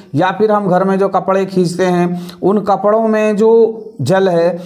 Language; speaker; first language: Hindi; native; Hindi